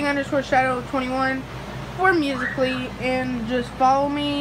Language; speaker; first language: English; native; English